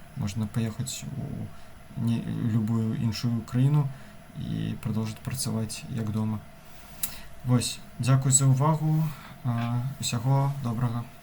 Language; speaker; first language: Belarusian; non-native, local second language; Russian